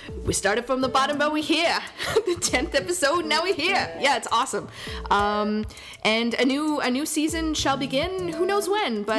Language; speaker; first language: English; native; English